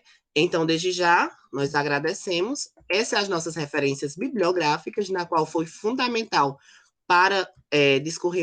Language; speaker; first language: Portuguese; native; Portuguese